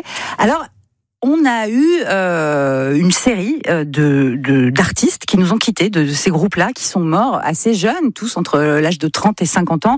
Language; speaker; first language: French; native; French